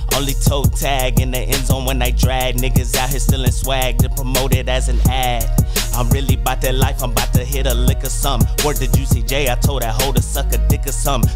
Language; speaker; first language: English; native; English